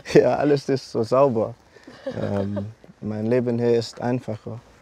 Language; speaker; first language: German; non-native, learner; English